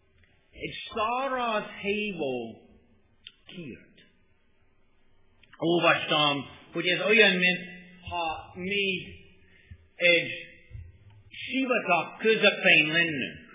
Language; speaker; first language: Hungarian; non-native, learner; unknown